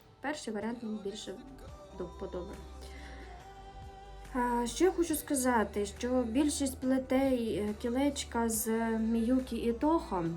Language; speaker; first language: Ukrainian; native; Ukrainian